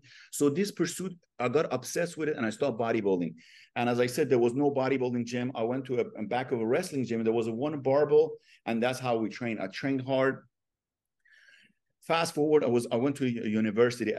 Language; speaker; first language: English; non-native, fluent; Persian